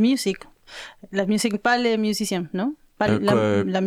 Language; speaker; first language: French; non-native, learner; Spanish